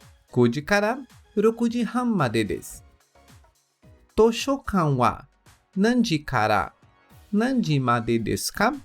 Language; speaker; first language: Japanese; non-native, learner; Portuguese